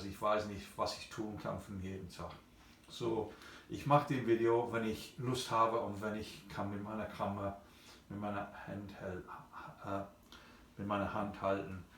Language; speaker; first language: German; non-native, fluent; English